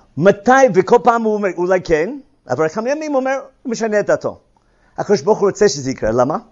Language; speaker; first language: Hebrew; non-native, fluent; English